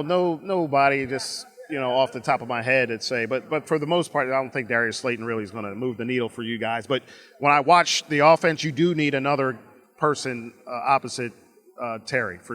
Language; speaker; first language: English; native; English